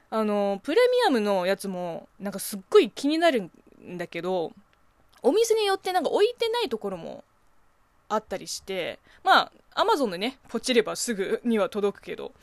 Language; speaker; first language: Japanese; non-native, fluent; Chinese